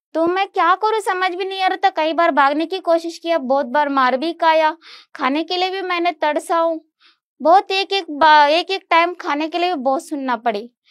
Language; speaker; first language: Hindi; non-native, local second language; Kannada